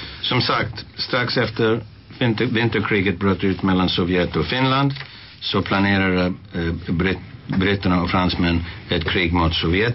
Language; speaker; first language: Swedish; non-native, fluent; English